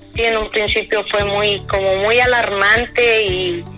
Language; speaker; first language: Spanish; native; Spanish